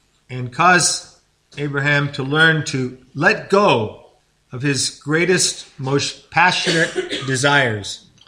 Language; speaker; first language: English; native; English